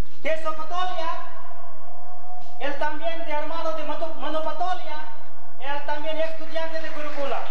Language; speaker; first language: Spanish; non-native, learner; Gujarati